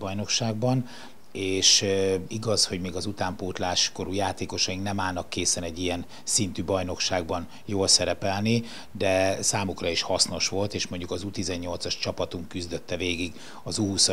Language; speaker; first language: Hungarian; native; Hungarian